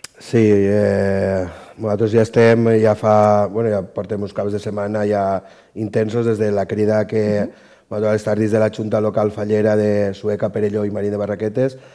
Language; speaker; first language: Catalan; native; Catalan